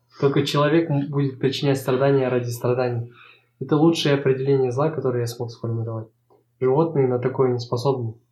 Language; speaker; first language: Russian; non-native, local second language; Kazakh